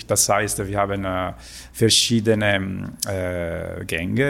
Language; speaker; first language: German; non-native, fluent; Italian